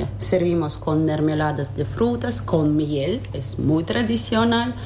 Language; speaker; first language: Spanish; non-native, fluent; Russian